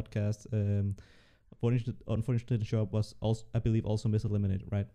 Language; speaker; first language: English; non-native, fluent; Danish